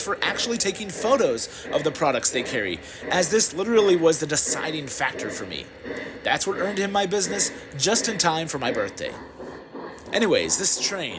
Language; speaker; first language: English; native; English